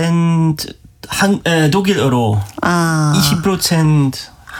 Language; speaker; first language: Korean; non-native, learner; German